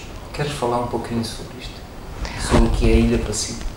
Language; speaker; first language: Portuguese; native; Portuguese